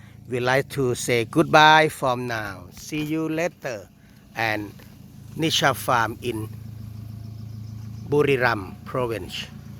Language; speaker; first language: English; non-native, learner; Thai